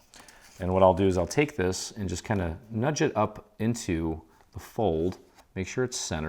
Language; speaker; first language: English; native; English